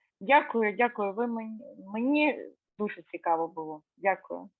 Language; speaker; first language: Ukrainian; non-native, local second language; Russian